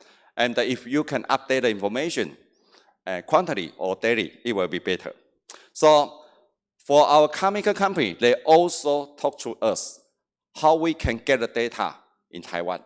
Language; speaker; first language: English; non-native, learner; Chinese